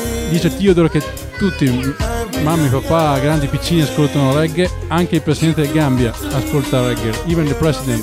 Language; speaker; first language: Italian; native; Italian